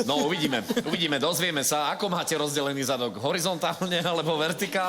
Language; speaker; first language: Slovak; native; Slovak